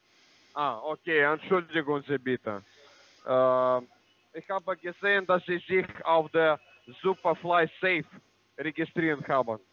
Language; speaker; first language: German; non-native, learner; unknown